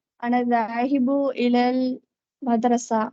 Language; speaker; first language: Arabic; non-native, learner; Tamil